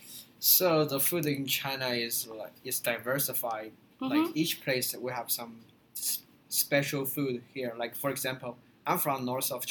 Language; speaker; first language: English; non-native, learner; Chinese